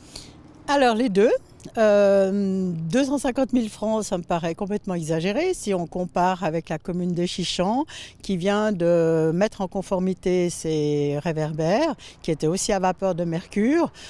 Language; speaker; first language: French; native; French